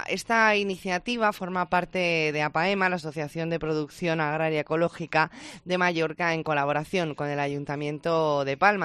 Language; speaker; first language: Spanish; native; Spanish